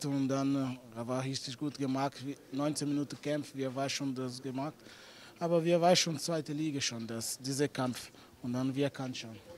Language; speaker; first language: German; non-native, learner; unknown